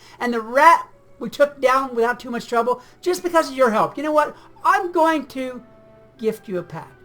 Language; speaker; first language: English; native; English